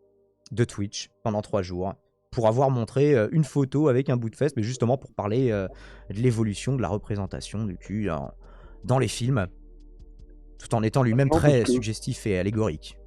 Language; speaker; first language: French; native; French